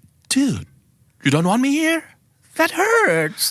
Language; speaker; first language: English; non-native, fluent; Thai